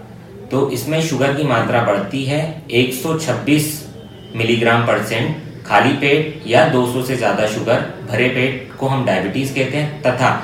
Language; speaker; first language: Hindi; native; Hindi